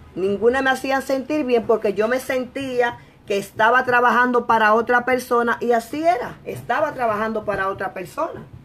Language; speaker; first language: Spanish; native; Spanish